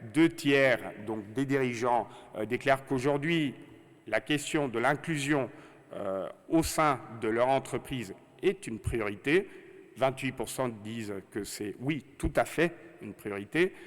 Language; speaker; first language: French; native; French